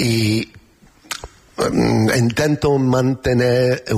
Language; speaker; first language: Spanish; non-native, learner; English